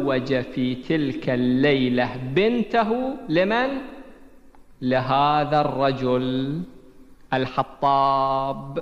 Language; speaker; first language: Arabic; native; Arabic